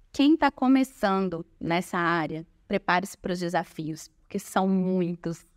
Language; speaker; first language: Portuguese; native; Portuguese